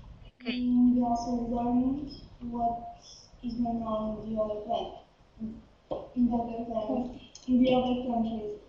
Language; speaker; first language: English; non-native, learner; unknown